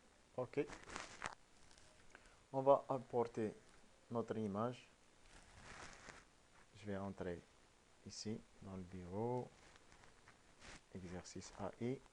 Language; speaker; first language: French; non-native, local second language; Arabic